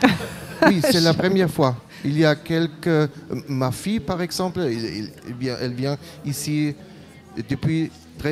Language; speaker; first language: French; non-native, learner; German